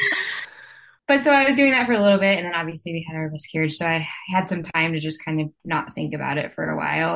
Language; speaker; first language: English; native; English